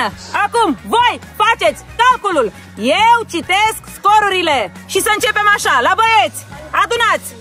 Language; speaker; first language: Romanian; native; Romanian